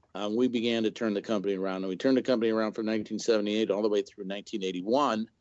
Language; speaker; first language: English; native; English